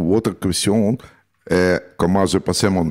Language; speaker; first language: French; non-native, learner; Russian